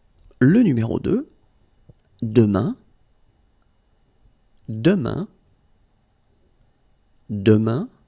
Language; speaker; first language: French; native; French